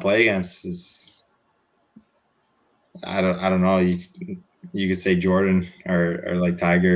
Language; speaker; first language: English; native; English